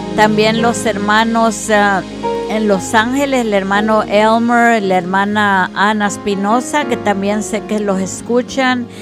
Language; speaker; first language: Spanish; early bilingual, other home language; English